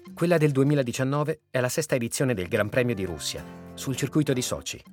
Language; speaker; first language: Italian; native; Italian